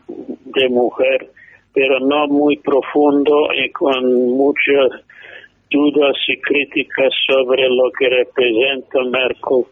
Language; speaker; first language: Spanish; non-native, fluent; English